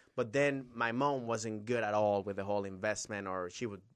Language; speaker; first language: English; non-native, fluent; Spanish